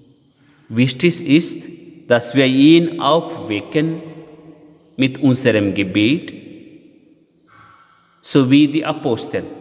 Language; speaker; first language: German; non-native, fluent; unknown